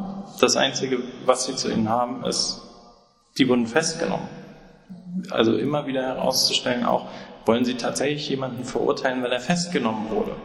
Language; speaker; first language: German; native; German